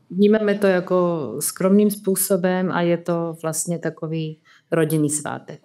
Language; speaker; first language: Czech; non-native, fluent; Serbian